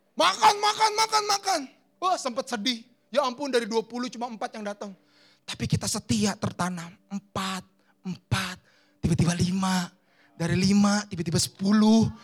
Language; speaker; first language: Indonesian; native; Indonesian